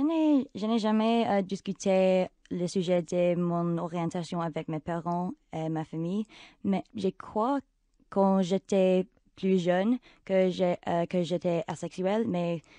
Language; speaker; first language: French; non-native, local second language; English